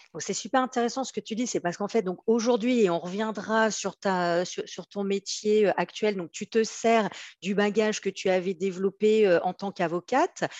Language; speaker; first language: French; native; French